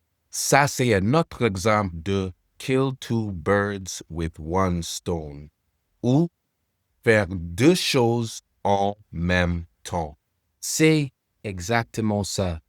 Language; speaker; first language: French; non-native, fluent; English